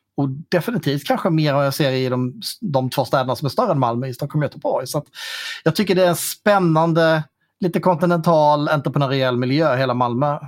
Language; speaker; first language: Swedish; native; Swedish